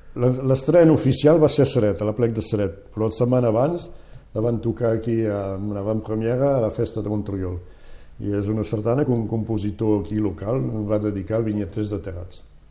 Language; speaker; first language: Catalan; non-native, local second language; French